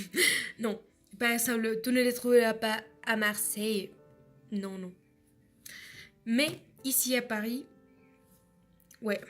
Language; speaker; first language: French; non-native, learner; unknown